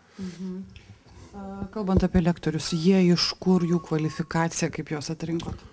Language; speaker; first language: Lithuanian; native; Lithuanian